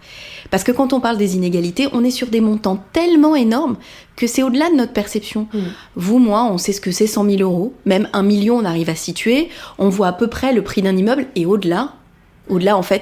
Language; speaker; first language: French; native; French